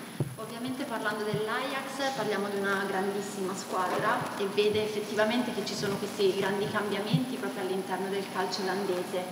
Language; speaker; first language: Italian; native; Italian